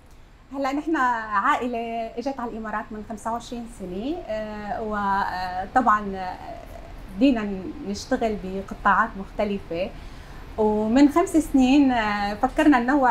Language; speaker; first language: Arabic; native; Arabic